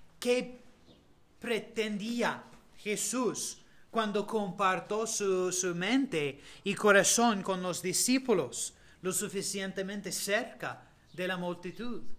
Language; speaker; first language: Spanish; non-native, fluent; English